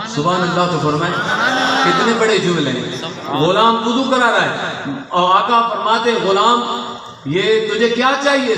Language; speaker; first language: Urdu; non-native, local second language; Sindhi